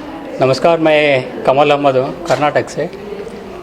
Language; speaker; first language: Hindi; non-native, local second language; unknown